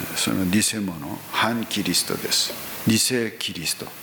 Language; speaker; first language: Japanese; non-native, fluent; Korean